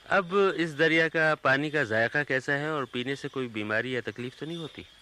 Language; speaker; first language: Urdu; native; Urdu